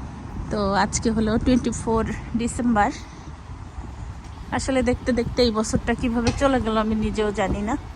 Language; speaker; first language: Bangla; early bilingual, heritage; Bangla